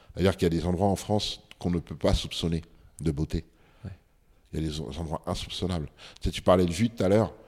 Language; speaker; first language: French; early bilingual, other home language; Bambara